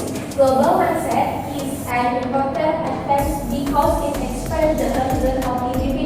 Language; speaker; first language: English; non-native, learner; Indonesian